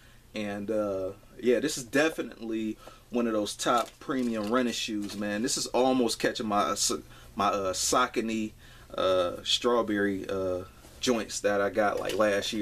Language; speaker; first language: English; native; English